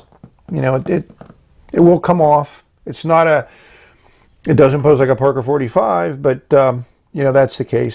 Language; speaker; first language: English; native; English